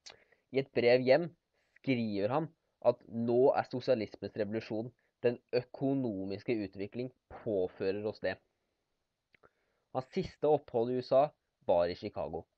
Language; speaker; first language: Norwegian; native; Norwegian